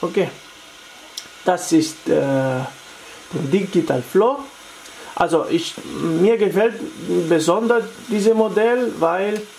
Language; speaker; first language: German; non-native, fluent; Italian